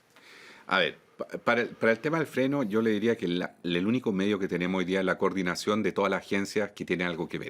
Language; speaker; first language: Spanish; native; Spanish